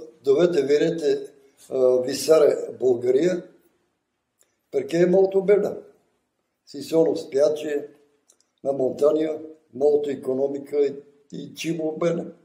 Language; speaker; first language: Italian; non-native, learner; Bulgarian